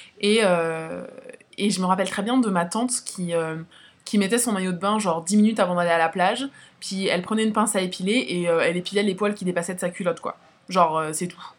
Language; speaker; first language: French; native; French